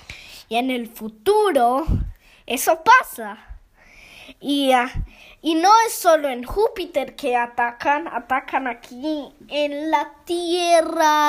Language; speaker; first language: Spanish; early bilingual, heritage; Spanish